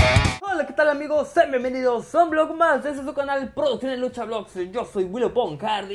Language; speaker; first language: Spanish; native; Spanish